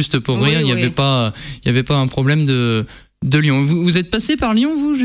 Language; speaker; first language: French; native; French